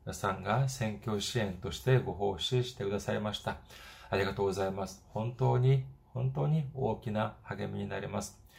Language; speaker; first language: Japanese; non-native, fluent; Korean